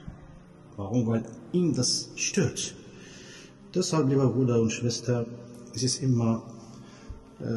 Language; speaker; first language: German; non-native, fluent; Arabic